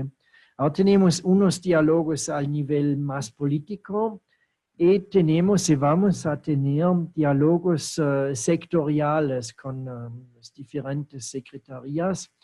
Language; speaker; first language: Spanish; non-native, fluent; German